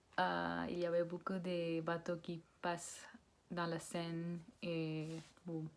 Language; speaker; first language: French; non-native, learner; Punjabi